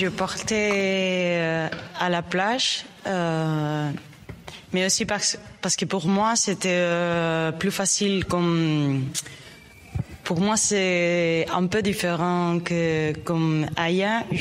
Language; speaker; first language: French; non-native, learner; Spanish